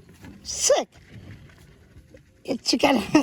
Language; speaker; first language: Turkish; native; Turkish